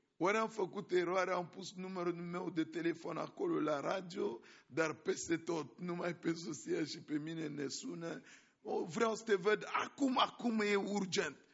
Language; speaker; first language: Romanian; non-native, fluent; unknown